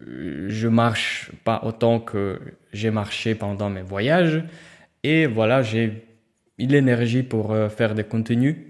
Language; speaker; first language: French; non-native, fluent; Russian